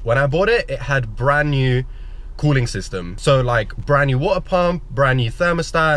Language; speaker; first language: English; native; English